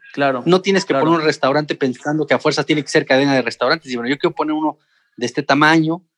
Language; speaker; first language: Spanish; native; Spanish